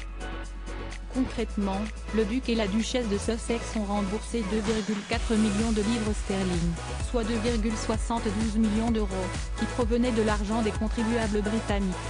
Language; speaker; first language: French; native; French